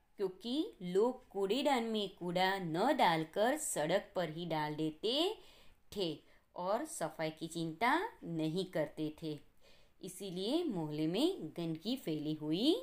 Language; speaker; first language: Hindi; non-native, local second language; Gujarati